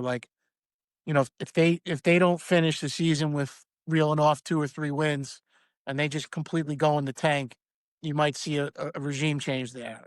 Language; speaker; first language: English; native; English